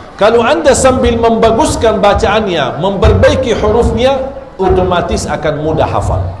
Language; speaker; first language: Malay; non-native, fluent; Arabic